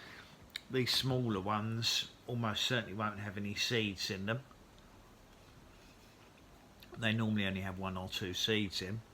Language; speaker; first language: English; native; English